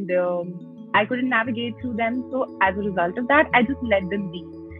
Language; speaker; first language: English; non-native, local second language; Hindi